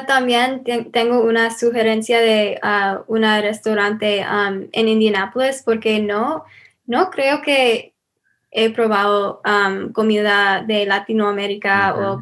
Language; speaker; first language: Spanish; non-native, learner; English